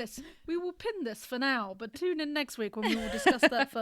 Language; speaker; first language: English; native; English